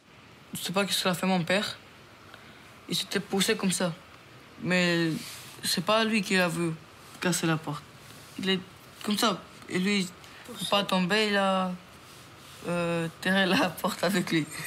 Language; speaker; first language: French; early bilingual, other home language; Romanian